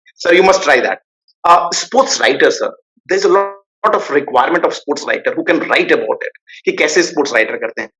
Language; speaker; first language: Hindi; native; Hindi